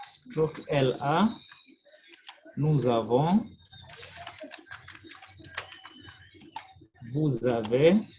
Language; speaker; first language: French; non-native, fluent; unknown